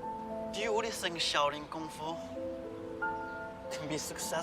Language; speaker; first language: English; non-native, learner; Chinese